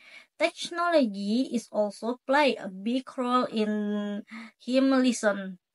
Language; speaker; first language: English; non-native, learner; Indonesian